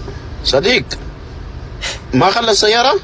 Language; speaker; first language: Arabic; non-native, learner; Amharic